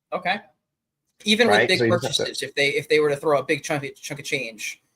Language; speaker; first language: English; native; English